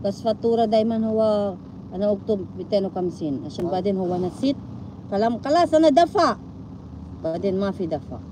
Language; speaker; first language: Arabic; non-native, learner; Filipino